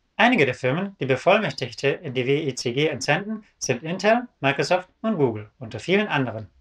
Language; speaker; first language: German; native; German